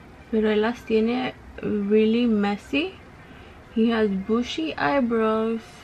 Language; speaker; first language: Spanish; early bilingual, heritage; Spanish